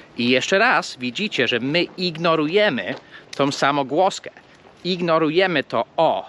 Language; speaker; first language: Polish; non-native, fluent; English